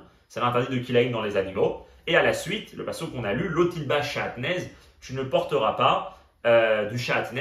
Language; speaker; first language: French; native; French